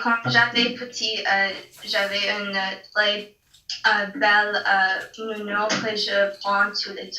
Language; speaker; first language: French; non-native, learner; English